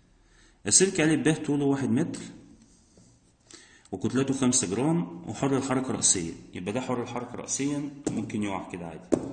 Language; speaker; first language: Arabic; native; Arabic